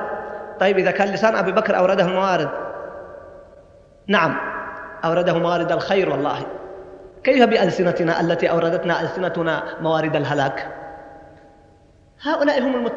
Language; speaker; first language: Arabic; native; Arabic